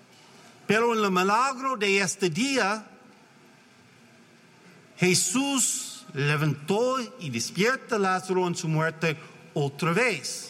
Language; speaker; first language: Spanish; non-native, learner; English